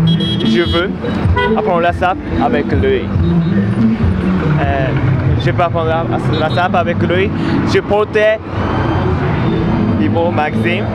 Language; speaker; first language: French; non-native, learner; Japanese